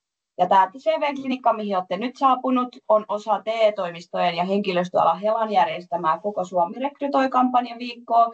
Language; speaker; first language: Finnish; native; Finnish